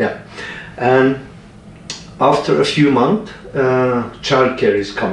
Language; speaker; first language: English; non-native, fluent; Norwegian